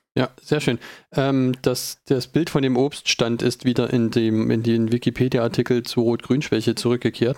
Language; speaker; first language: German; native; German